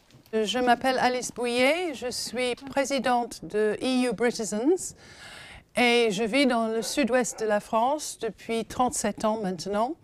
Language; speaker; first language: French; non-native, fluent; English